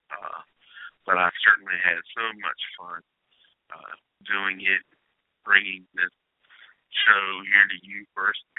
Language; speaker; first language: English; native; English